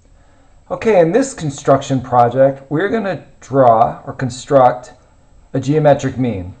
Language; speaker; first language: English; native; English